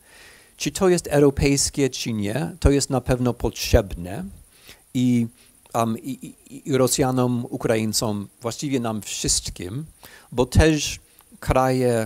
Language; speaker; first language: Polish; non-native, fluent; English